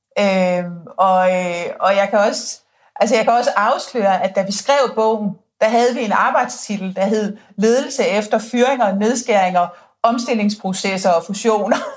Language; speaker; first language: Danish; native; Danish